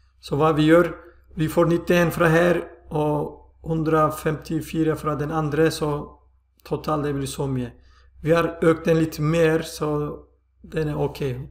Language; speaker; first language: Swedish; non-native, fluent; Turkish